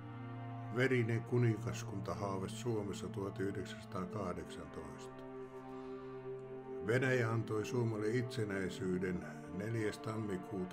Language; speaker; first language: Finnish; native; Finnish